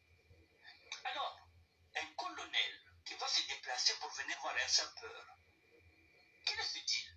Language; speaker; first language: French; non-native, local second language; Lingala